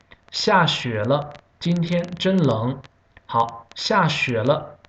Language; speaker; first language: Chinese; non-native, fluent; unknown